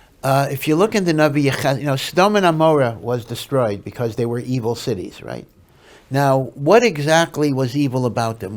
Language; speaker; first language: English; native; English